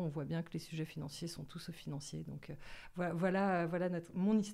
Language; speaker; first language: French; native; French